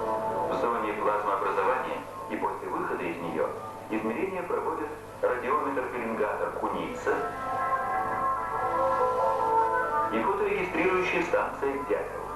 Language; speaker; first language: Russian; native; Russian